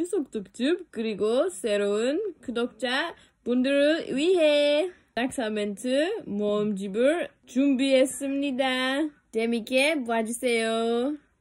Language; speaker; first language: Korean; non-native, learner; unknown